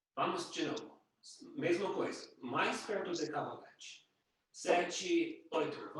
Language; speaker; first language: Portuguese; non-native, learner; English